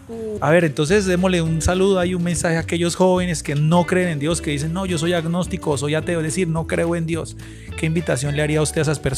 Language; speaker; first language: Spanish; native; Spanish